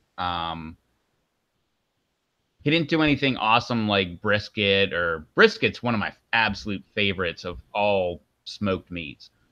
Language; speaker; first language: English; native; English